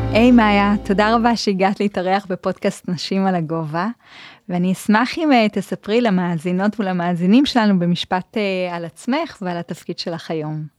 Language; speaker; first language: Hebrew; native; Hebrew